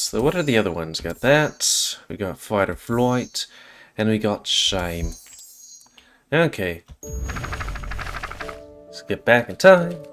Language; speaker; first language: English; native; English